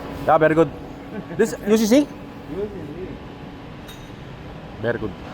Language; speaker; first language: English; non-native, learner; Filipino